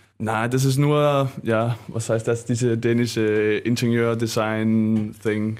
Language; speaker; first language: German; non-native, learner; Danish